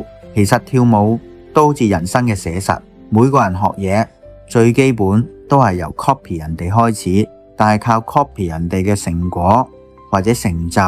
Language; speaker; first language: Cantonese; native; Cantonese